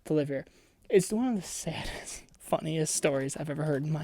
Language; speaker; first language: English; native; English